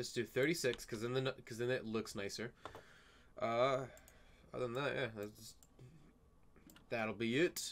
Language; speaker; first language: English; native; English